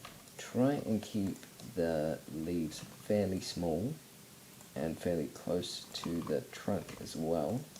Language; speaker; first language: English; native; English